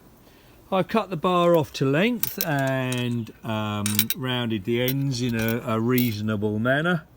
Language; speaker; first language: English; native; English